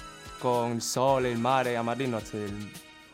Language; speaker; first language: Italian; non-native, learner; Chinese